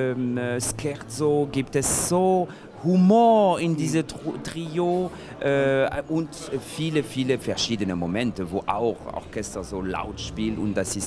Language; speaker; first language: German; non-native, fluent; French